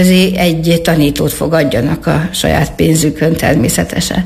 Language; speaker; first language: Hungarian; native; Hungarian